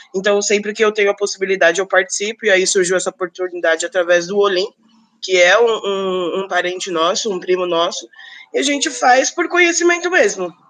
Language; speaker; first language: Portuguese; native; Portuguese